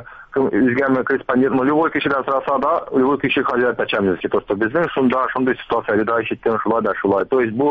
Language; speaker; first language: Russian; non-native, local second language; Tatar